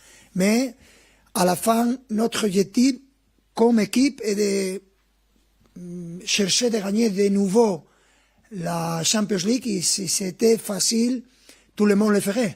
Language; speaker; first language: French; non-native, fluent; Spanish